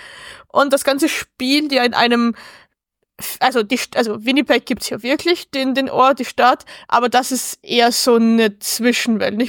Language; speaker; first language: German; native; German